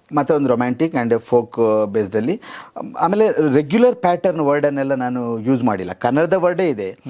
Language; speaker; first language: Kannada; non-native, local second language; Tulu